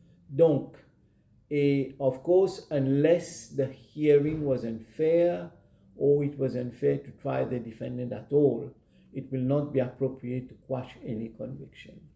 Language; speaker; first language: English; non-native, local second language; Morisyen